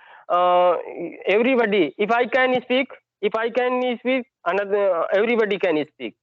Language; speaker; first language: English; non-native, learner; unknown